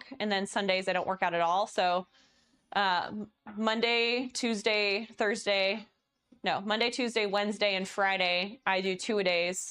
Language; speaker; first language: English; native; English